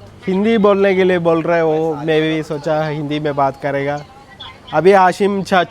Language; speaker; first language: Hindi; non-native, learner; Malayalam